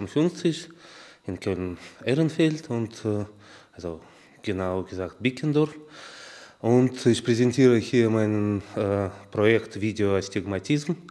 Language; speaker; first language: German; non-native, fluent; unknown